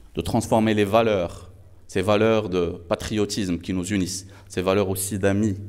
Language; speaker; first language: French; non-native, local second language; Arabic